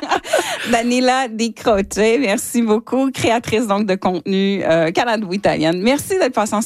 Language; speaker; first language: French; native; French